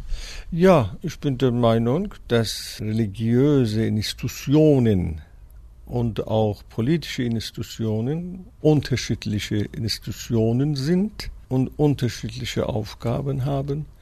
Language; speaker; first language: German; non-native, fluent; Persian